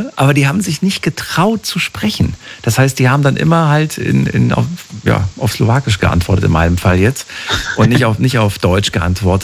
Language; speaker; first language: German; native; German